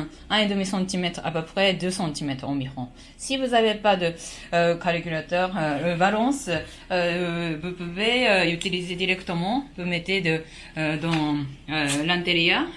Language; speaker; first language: French; non-native, learner; Japanese